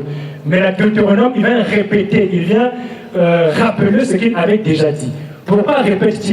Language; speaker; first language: French; non-native, local second language; Lingala